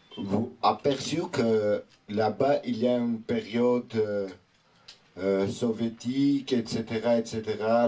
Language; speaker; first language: French; non-native, fluent; Armenian